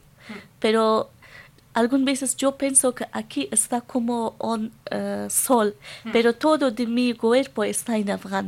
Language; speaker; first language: Spanish; non-native, learner; Persian